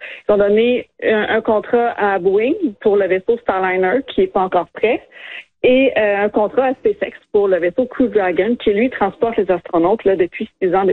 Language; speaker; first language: French; native; French